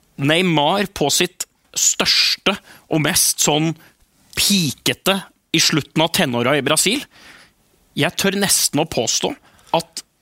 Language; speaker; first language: Norwegian; native; Norwegian